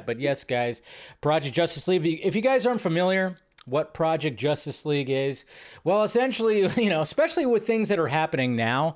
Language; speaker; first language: English; native; English